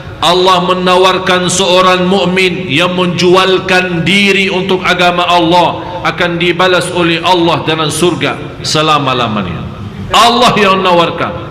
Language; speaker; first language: Malay; non-native, fluent; Arabic